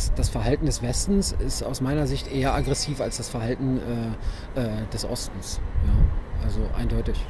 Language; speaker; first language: German; native; German